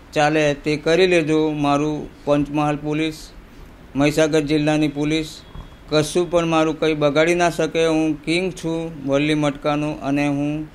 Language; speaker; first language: Gujarati; native; Gujarati